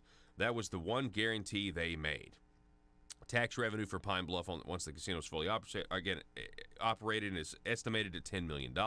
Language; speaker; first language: English; native; English